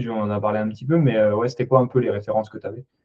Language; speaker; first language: French; native; French